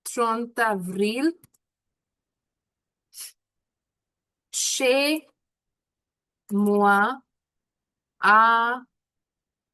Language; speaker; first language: French; non-native, fluent; Hindi